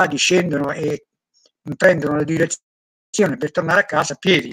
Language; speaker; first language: Italian; native; Italian